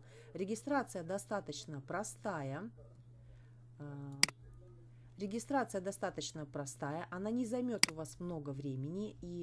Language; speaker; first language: Russian; native; Russian